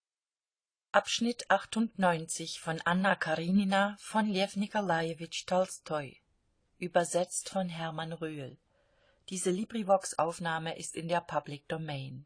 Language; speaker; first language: German; native; German